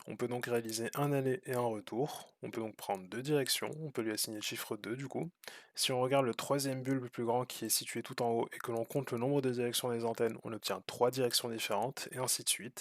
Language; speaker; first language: French; native; French